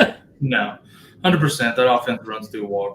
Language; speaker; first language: English; native; English